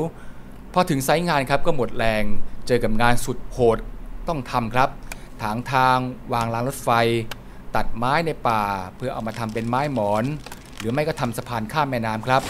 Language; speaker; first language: Thai; native; Thai